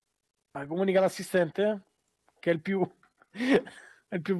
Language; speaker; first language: Italian; native; Italian